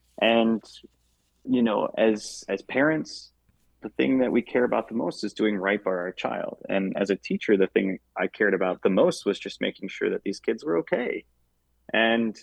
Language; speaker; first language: English; native; English